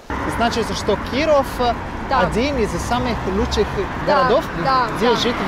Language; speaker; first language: Russian; non-native, learner; Italian